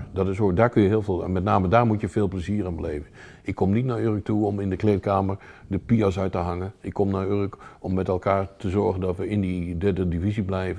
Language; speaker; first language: Dutch; native; Dutch